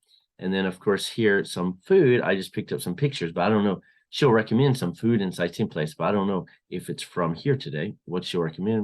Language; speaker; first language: English; non-native, fluent; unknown